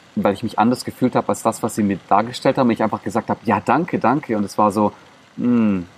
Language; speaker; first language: German; non-native, local second language; Greek